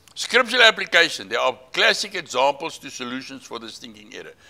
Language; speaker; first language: English; non-native, local second language; Afrikaans